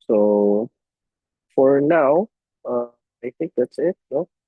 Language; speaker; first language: English; non-native, local second language; Cebuano